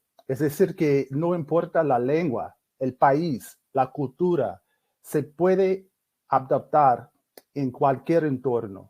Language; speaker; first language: Spanish; non-native, fluent; English